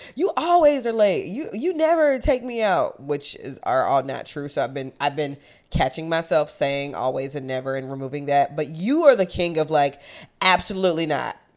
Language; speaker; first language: English; native; English